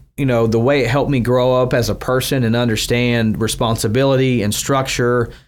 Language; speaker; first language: English; native; English